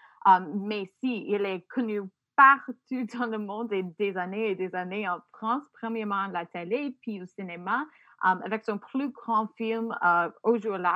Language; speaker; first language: French; non-native, fluent; English